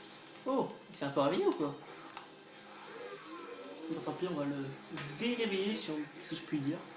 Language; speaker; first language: French; native; French